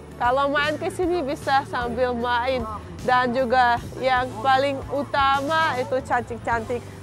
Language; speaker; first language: Indonesian; non-native, fluent; Russian